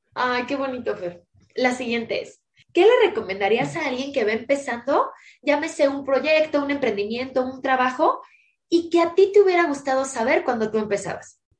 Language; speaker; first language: Spanish; native; Spanish